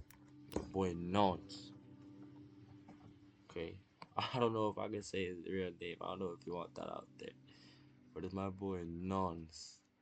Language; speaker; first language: English; native; English